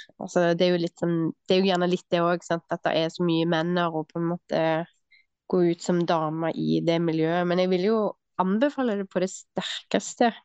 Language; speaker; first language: Norwegian; native; Norwegian